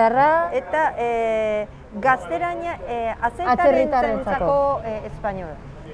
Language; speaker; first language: Basque; non-native, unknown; Japanese